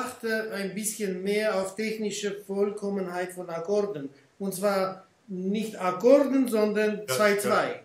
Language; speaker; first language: German; non-native, fluent; Armenian